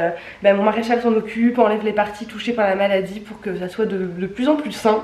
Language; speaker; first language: French; native; French